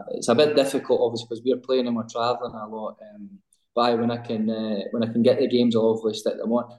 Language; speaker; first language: English; native; English